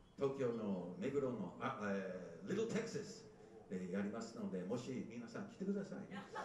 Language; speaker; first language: Japanese; non-native, fluent; English